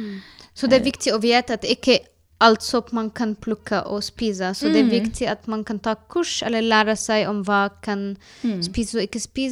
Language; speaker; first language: Norwegian; non-native, learner; Arabic